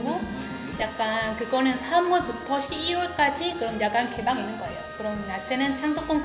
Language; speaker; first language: Korean; non-native, learner; Vietnamese